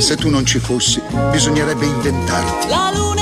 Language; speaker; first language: Italian; native; Italian